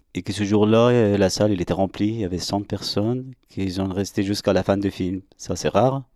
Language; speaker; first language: French; non-native, learner; Persian